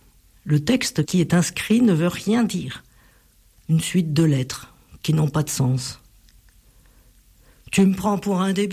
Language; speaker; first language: French; native; French